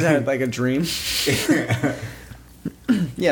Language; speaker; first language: English; native; English